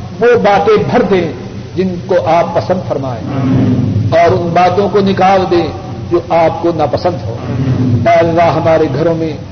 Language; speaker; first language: Urdu; non-native, local second language; Punjabi